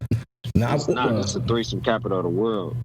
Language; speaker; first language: English; native; English